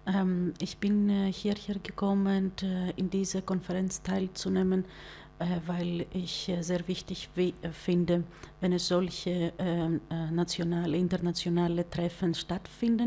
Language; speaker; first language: German; non-native, fluent; Greek